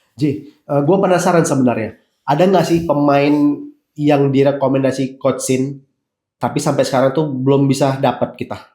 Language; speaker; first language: Indonesian; native; Indonesian